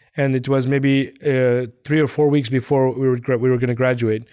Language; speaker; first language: English; early bilingual, other home language; Hindi